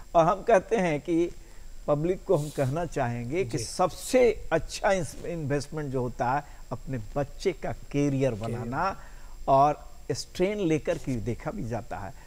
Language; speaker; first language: Hindi; native; Hindi